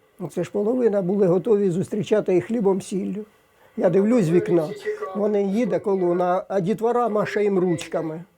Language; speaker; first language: Ukrainian; native; Ukrainian